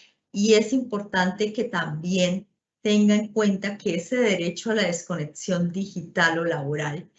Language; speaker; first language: Spanish; native; Spanish